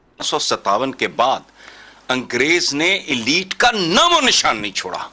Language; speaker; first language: Urdu; non-native, local second language; Punjabi